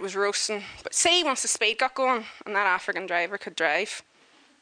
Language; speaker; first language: English; native; English